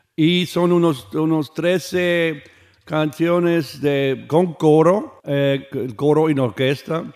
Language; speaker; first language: Spanish; non-native, learner; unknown